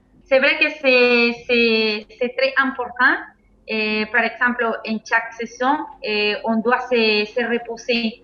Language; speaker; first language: French; non-native, fluent; Spanish